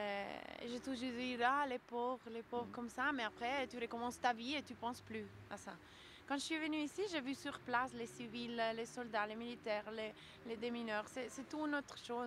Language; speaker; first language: French; non-native, local second language; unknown